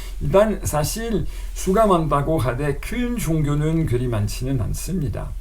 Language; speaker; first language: Korean; non-native, fluent; French